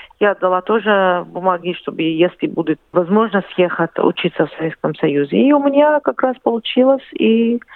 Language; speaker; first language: Russian; non-native, fluent; Arabic